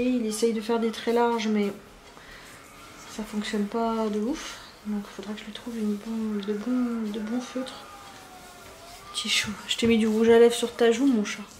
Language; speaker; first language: French; native; French